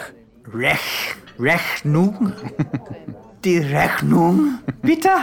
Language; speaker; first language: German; non-native, learner; English